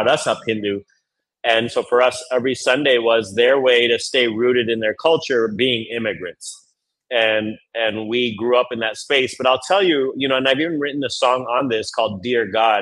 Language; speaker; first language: English; native; English